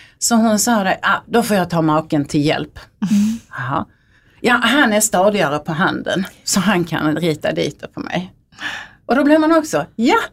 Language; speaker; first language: Swedish; native; Swedish